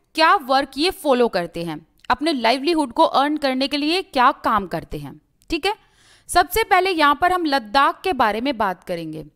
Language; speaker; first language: Hindi; native; Hindi